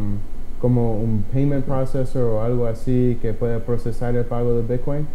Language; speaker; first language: Spanish; early bilingual, heritage; Spanish